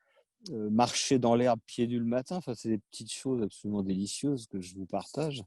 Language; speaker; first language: French; native; French